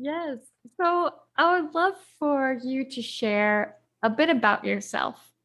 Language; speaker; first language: English; native; English